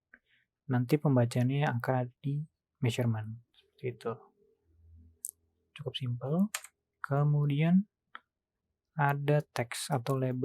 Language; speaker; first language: Indonesian; native; Indonesian